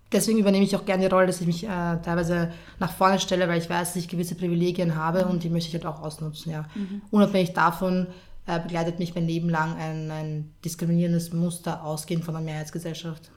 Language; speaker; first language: German; early bilingual, other home language; Serbian